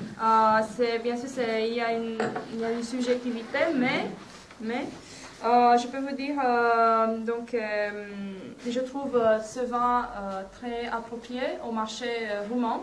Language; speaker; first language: French; non-native, fluent; Romanian